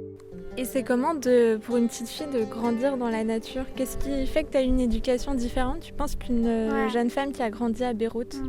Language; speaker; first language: French; native; French